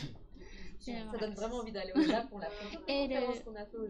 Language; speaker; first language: French; native; French